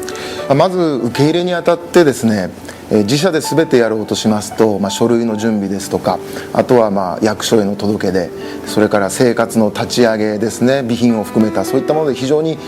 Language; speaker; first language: Japanese; native; Japanese